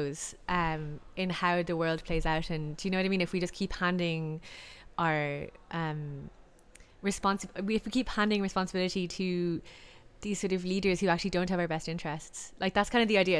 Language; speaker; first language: English; native; English